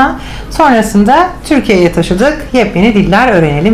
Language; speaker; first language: Turkish; native; Turkish